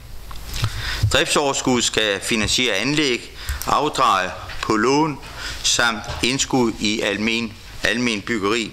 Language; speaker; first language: Danish; native; Danish